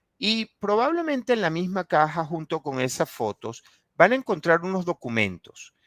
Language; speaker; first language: Spanish; native; Spanish